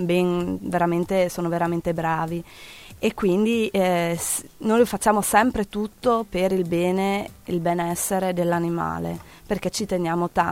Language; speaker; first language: Italian; native; Italian